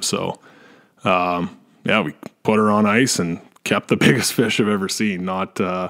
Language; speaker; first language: English; native; English